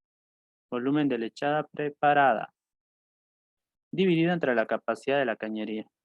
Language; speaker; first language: Spanish; native; Spanish